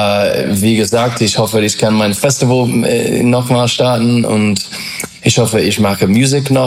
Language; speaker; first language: German; non-native, learner; English